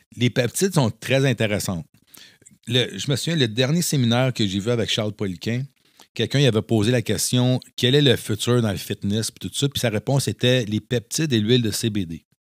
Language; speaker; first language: French; native; French